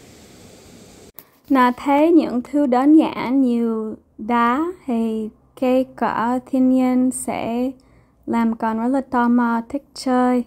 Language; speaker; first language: Vietnamese; non-native, fluent; English